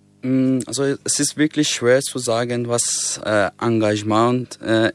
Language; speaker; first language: German; non-native, fluent; Persian